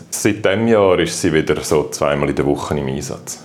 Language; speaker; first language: German; native; German